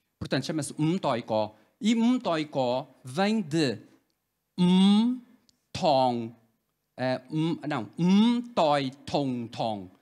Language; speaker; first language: Portuguese; early bilingual, other home language; Cantonese